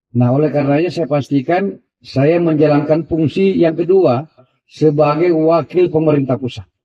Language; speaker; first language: Indonesian; non-native, local second language; Buginese